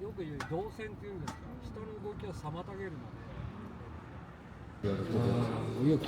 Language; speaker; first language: Japanese; native; Japanese